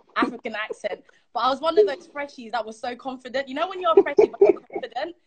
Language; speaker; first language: English; early bilingual, other home language; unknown